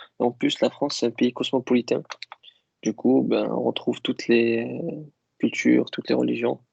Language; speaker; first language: French; non-native, local second language; Kabyle